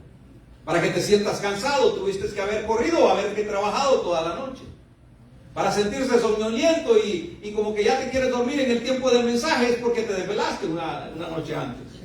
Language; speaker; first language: Spanish; native; Spanish